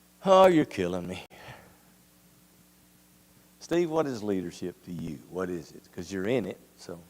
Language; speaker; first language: English; native; English